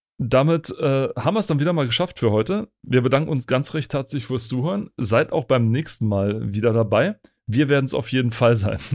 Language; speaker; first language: German; native; German